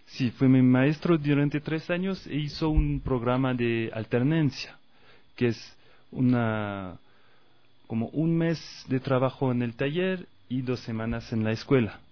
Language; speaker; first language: Spanish; non-native, fluent; French